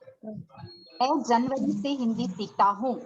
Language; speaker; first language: Hindi; non-native, learner; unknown